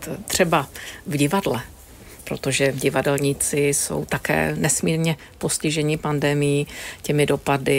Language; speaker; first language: Czech; native; Czech